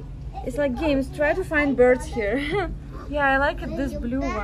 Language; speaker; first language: English; non-native, learner; Russian